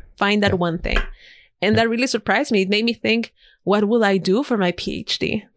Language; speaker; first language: English; non-native, fluent; Spanish